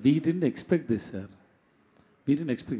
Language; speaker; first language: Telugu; non-native, learner; Tamil